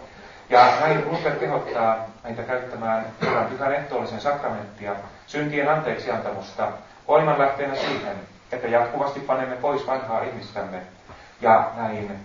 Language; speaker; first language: Finnish; native; Finnish